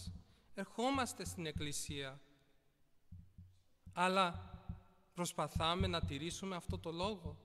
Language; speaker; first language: Greek; early bilingual, heritage; Greek